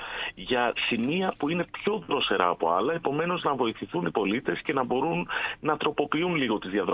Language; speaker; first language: Greek; native; Greek